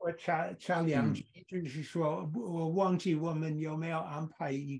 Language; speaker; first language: Chinese; non-native, fluent; English